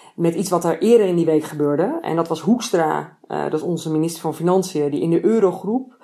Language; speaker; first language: Dutch; native; Dutch